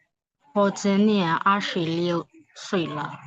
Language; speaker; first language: Chinese; non-native, learner; Burmese